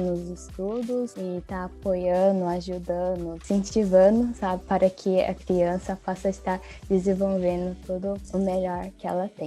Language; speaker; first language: Portuguese; early bilingual, heritage; Portuguese